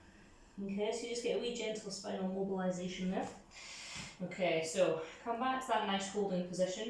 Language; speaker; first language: English; native; English